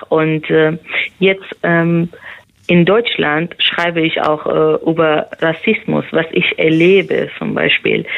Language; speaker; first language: German; non-native, fluent; Persian